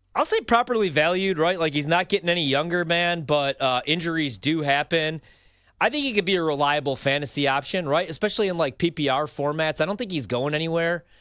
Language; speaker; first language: English; native; English